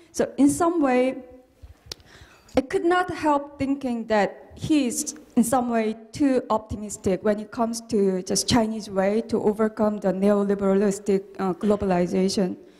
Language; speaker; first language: English; non-native, fluent; Korean